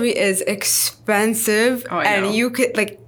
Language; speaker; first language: English; non-native, fluent; Arabic